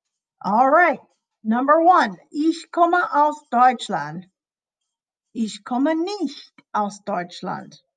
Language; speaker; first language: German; non-native, fluent; English